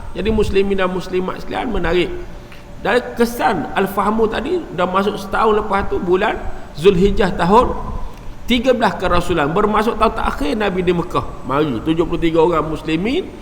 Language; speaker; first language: Malay; native; Malay